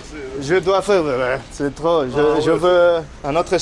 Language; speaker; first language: French; non-native, learner; Spanish